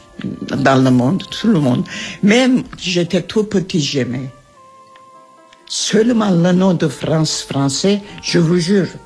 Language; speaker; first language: French; early bilingual, other home language; Armenian